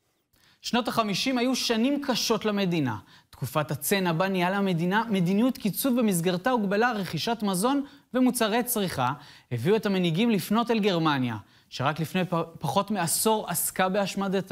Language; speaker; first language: Hebrew; native; Hebrew